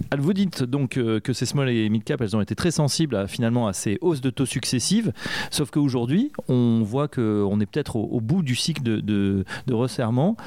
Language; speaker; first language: French; native; French